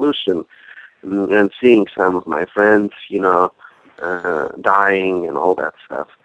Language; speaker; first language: English; non-native, fluent; Polish